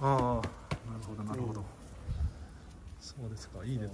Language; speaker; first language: Japanese; native; Japanese